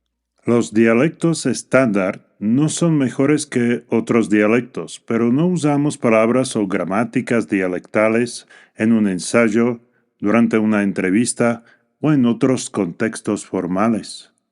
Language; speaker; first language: Spanish; non-native, fluent; English